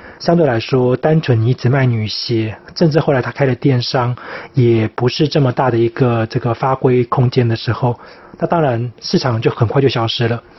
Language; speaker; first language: Chinese; native; Chinese